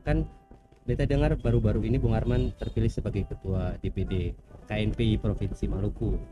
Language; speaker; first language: Indonesian; native; Indonesian